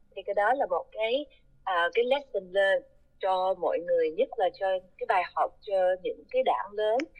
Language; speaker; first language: Vietnamese; early bilingual, heritage; Vietnamese